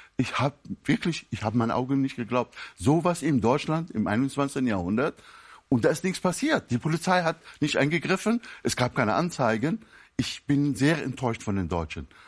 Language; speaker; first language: German; non-native, fluent; Arabic